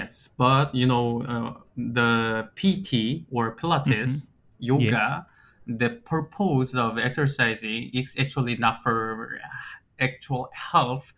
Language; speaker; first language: English; non-native, fluent; Korean